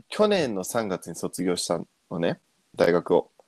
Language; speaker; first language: Japanese; early bilingual, other home language; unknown